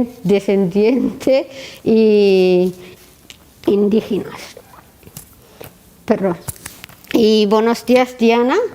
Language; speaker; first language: Spanish; non-native, learner; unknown